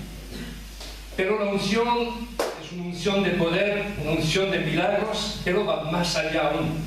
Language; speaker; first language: Spanish; early bilingual, heritage; French